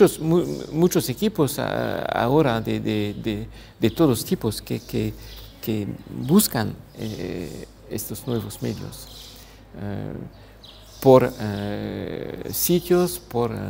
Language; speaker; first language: Spanish; non-native, fluent; French